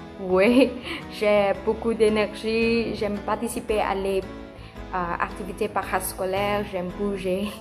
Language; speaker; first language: French; non-native, fluent; Vietnamese